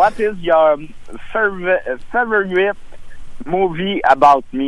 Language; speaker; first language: English; non-native, learner; French